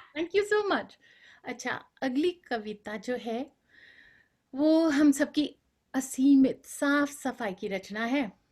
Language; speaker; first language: Hindi; non-native, local second language; Bangla